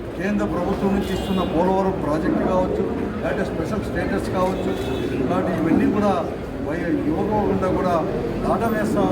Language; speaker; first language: Telugu; native; Telugu